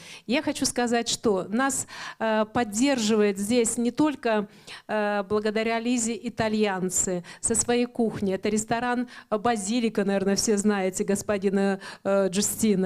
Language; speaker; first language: Russian; native; Russian